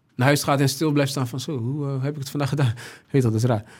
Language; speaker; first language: Dutch; native; Dutch